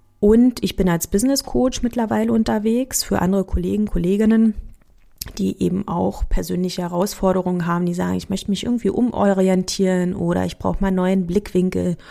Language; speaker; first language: German; native; German